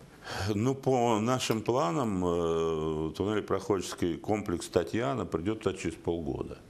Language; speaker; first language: Russian; native; Russian